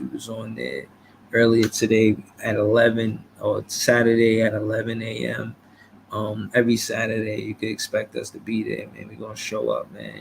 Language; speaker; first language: English; native; English